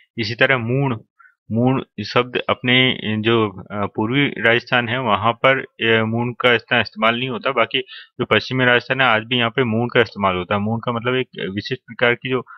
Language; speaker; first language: Hindi; native; Hindi